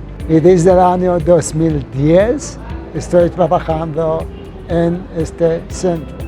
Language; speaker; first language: Spanish; non-native, fluent; Arabic